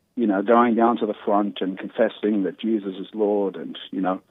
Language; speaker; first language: English; native; English